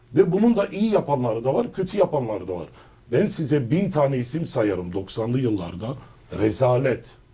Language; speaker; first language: Turkish; early bilingual, heritage; Turkish